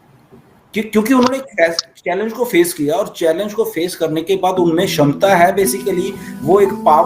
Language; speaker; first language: Hindi; native; Hindi